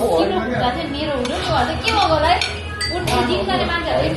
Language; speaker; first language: Filipino; non-native, learner; Nepali